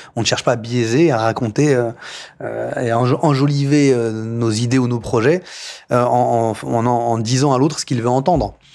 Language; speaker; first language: French; native; French